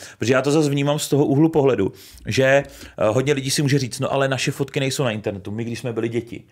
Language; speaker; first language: Czech; native; Czech